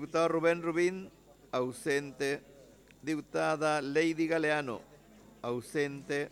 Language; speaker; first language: Spanish; native; Spanish